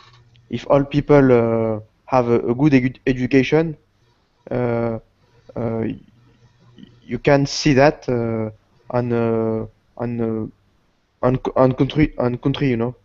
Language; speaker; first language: English; non-native, learner; Portuguese